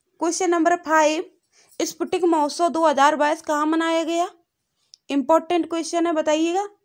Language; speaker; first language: Hindi; native; Hindi